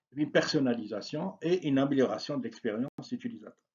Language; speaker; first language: French; non-native, local second language; Arabic